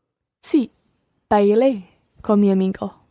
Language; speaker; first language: Spanish; non-native, learner; English